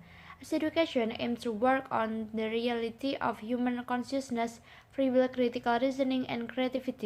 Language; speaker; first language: English; non-native, learner; Indonesian